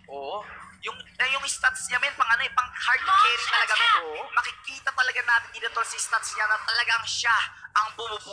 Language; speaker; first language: Filipino; native; Filipino